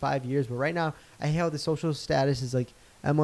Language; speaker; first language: English; native; English